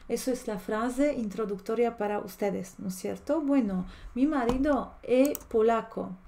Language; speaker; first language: Spanish; non-native, fluent; Polish